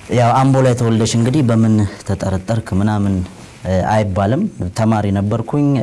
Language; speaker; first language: Amharic; non-native, local second language; Oromo